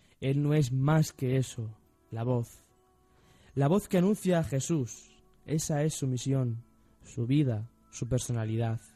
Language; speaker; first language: Spanish; native; Spanish